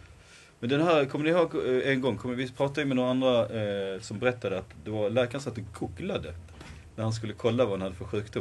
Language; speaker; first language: Swedish; native; Swedish